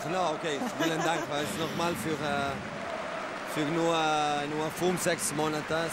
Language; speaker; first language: German; non-native, learner; Spanish